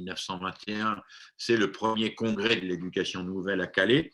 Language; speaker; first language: French; native; French